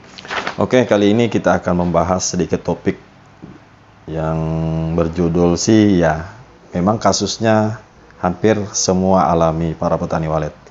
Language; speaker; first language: Indonesian; native; Indonesian